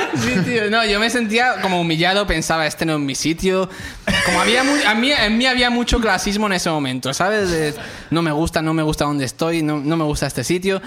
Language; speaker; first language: Spanish; early bilingual, other home language; Arabic